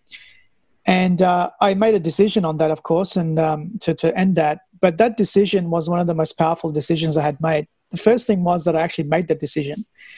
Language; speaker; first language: English; early bilingual, other home language; Persian